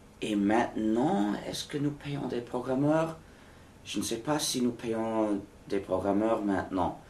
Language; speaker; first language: French; non-native, fluent; English